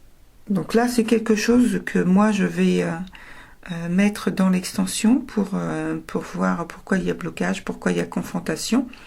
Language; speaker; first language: French; native; French